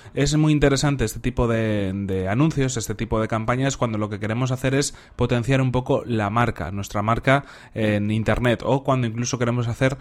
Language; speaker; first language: Spanish; native; Spanish